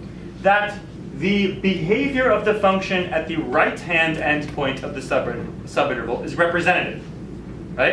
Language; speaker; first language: English; native; English